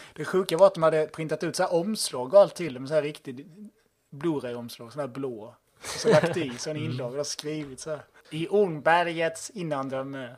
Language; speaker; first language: Swedish; native; Swedish